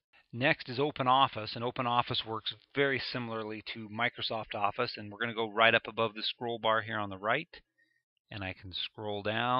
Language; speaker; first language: English; native; English